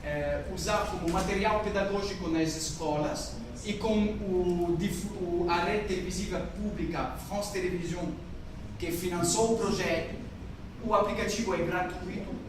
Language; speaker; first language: Portuguese; non-native, learner; French